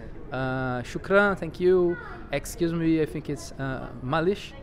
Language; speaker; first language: English; non-native, fluent; Portuguese